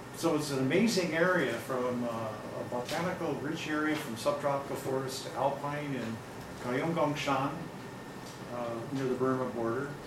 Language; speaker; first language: English; native; English